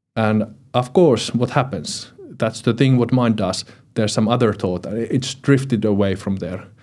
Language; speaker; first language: English; non-native, fluent; Finnish